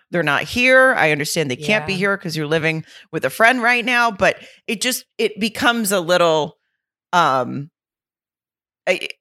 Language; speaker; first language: English; native; English